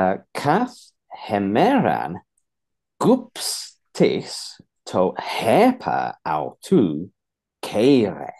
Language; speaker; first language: Greek; non-native, fluent; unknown